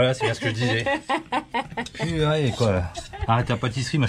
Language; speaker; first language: French; native; French